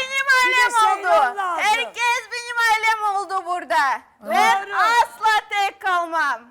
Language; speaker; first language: Turkish; non-native, learner; Russian